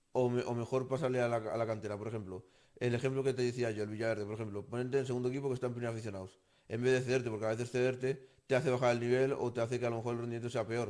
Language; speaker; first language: Spanish; native; Spanish